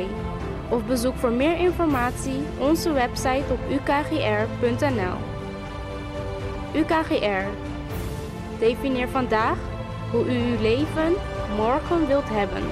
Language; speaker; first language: Dutch; native; Dutch